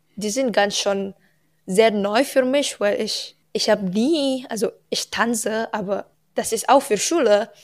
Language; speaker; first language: German; non-native, learner; Indonesian